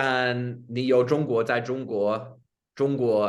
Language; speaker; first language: Chinese; non-native, fluent; English